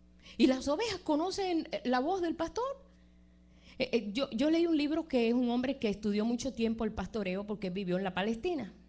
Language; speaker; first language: Spanish; native; Spanish